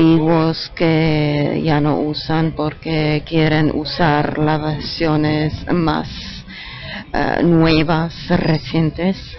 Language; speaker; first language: Spanish; non-native, fluent; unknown